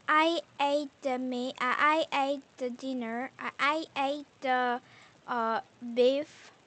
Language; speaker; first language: English; non-native, learner; Korean